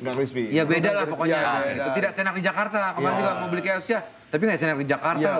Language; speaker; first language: Indonesian; native; Indonesian